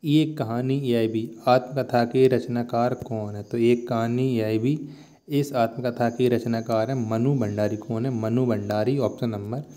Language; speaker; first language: Hindi; native; Hindi